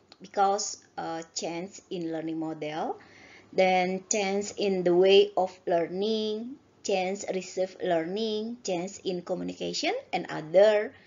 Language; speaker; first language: English; non-native, learner; Indonesian